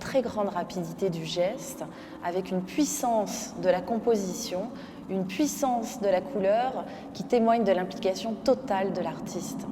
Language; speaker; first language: French; native; French